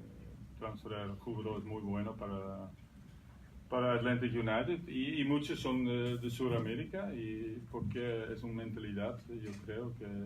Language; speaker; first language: Spanish; non-native, learner; Dutch